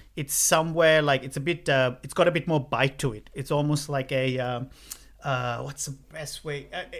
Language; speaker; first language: English; non-native, local second language; Sinhala